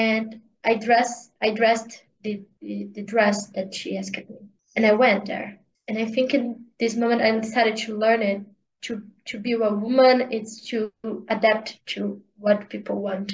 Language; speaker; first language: English; non-native, learner; Portuguese